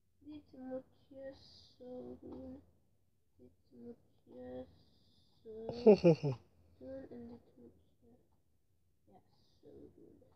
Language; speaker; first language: Dutch; early bilingual, other home language; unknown